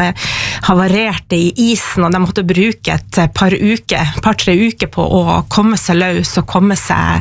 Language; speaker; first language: Norwegian; native; Norwegian